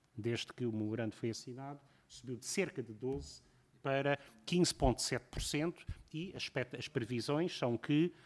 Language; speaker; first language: Portuguese; native; Portuguese